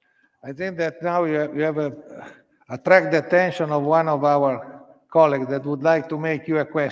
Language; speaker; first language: English; non-native, learner; Italian